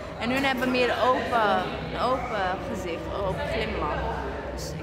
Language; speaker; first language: Dutch; early bilingual, other home language; Portuguese